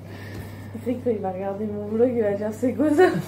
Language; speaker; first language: French; native; French